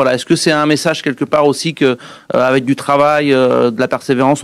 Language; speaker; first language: French; native; French